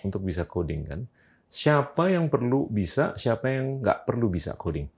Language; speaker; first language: Indonesian; native; Indonesian